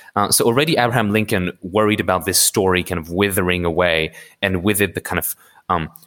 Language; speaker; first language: English; early bilingual, other home language; Arabic